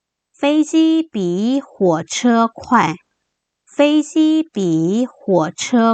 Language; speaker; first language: Chinese; non-native, fluent; Korean